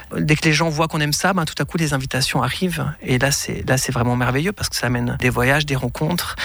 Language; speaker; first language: French; native; French